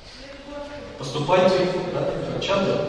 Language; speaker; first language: Russian; native; Russian